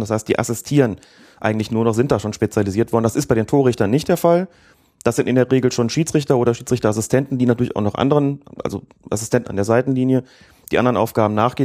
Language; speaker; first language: German; native; German